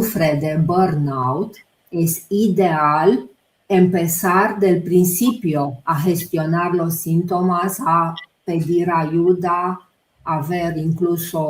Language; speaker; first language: Spanish; non-native, fluent; Romanian